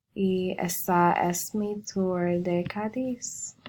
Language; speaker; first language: Spanish; non-native, learner; English